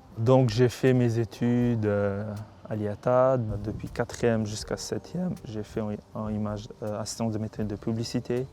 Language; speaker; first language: French; non-native, fluent; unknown